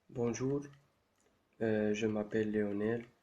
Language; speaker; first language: French; non-native, local second language; Arabic